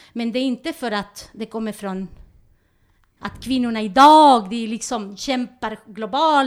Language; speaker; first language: Swedish; non-native, fluent; Spanish